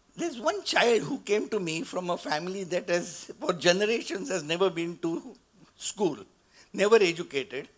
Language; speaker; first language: English; non-native, local second language; Marathi